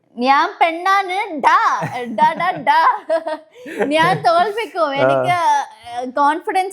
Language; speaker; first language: Malayalam; non-native, learner; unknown